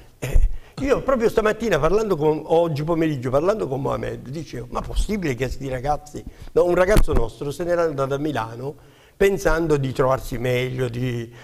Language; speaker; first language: Italian; native; Italian